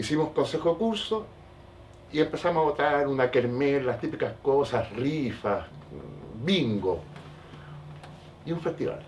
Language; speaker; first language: Spanish; native; Spanish